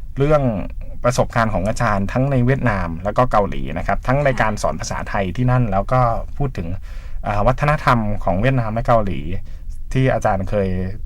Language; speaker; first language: Thai; native; Thai